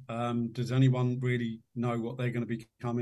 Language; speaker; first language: English; native; English